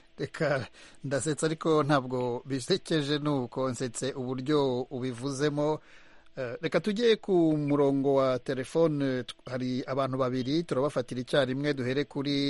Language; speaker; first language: Kinyarwanda; native; Kinyarwanda